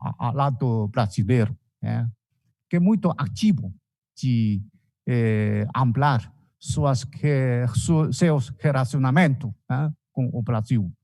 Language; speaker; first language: Portuguese; non-native, fluent; Chinese